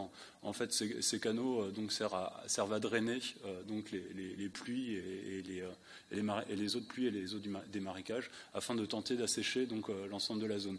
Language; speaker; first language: French; native; French